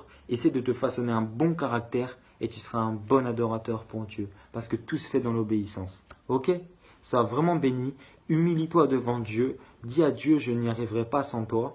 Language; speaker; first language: French; native; French